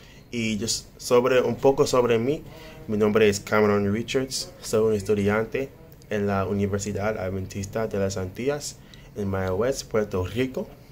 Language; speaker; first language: Spanish; non-native, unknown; English